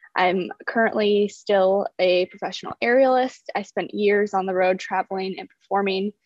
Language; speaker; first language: English; native; English